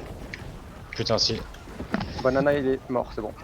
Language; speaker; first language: French; native; French